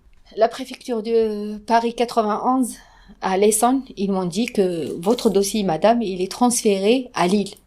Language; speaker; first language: French; non-native, fluent; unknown